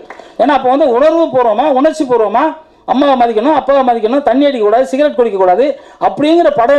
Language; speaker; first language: Tamil; native; Tamil